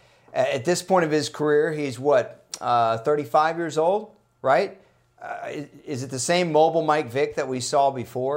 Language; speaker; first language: English; native; English